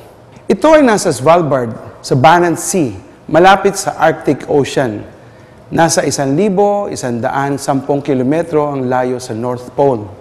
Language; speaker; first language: Filipino; native; Filipino